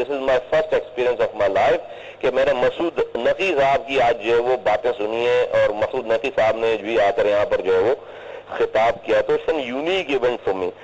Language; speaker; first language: Urdu; native; Urdu